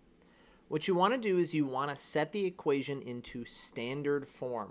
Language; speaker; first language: English; native; English